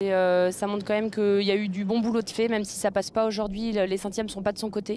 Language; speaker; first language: French; native; French